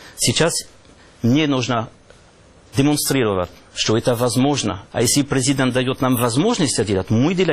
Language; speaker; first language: Russian; non-native, learner; French